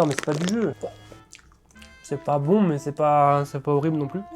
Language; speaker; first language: French; native; French